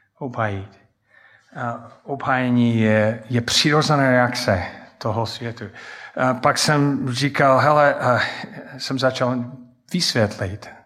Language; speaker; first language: Czech; non-native, fluent; English